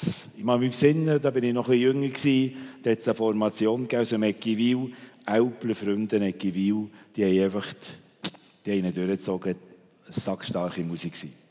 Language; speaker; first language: German; native; German